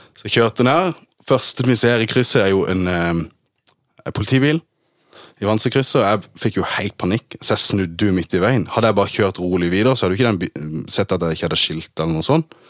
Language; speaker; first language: Norwegian; early bilingual, other home language; German